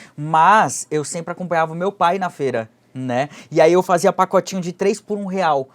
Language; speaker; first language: Portuguese; early bilingual, other home language; Japanese